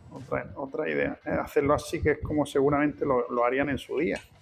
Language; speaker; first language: Spanish; native; Spanish